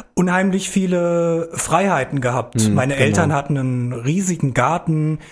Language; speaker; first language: German; native; German